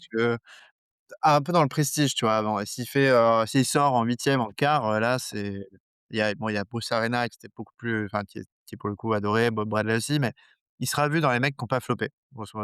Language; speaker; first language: French; native; French